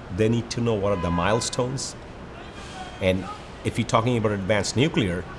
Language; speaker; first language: English; non-native, local second language; Bangla